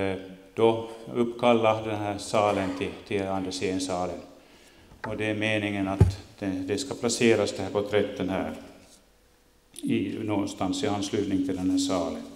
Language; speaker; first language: Swedish; native; Swedish